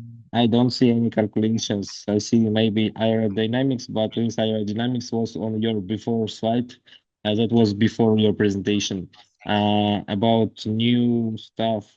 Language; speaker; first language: English; non-native, learner; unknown